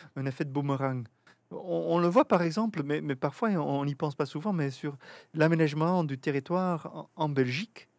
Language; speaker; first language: French; native; French